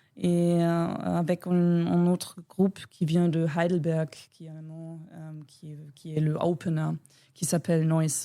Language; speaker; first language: French; non-native, learner; German